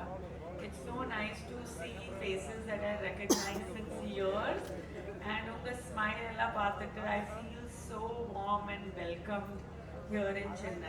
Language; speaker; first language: Tamil; non-native, fluent; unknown